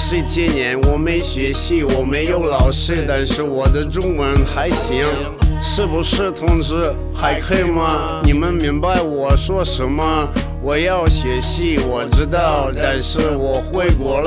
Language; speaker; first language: Chinese; non-native, learner; Russian